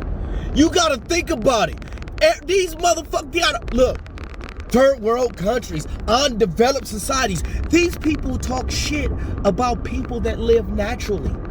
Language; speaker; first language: English; native; English